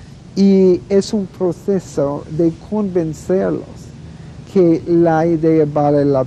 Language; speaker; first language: Spanish; non-native, fluent; English